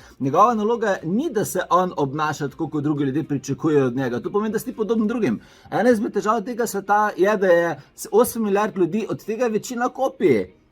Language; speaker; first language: Slovenian; native; Slovenian